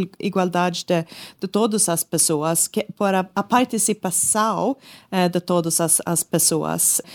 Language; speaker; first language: Portuguese; non-native, learner; Swedish